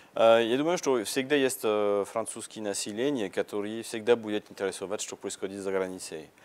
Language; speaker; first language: Russian; non-native, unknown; French